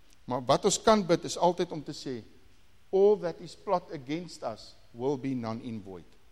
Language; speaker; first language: English; non-native, local second language; Afrikaans